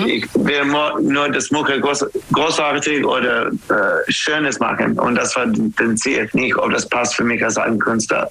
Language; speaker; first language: German; non-native, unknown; English